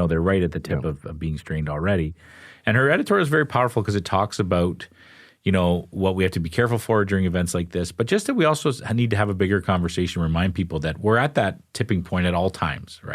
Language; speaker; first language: English; native; English